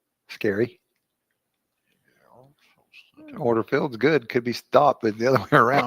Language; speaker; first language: English; native; English